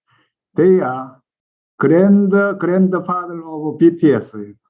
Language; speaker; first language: English; non-native, learner; Korean